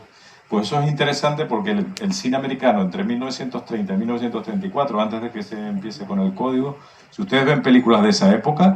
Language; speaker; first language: Spanish; native; Spanish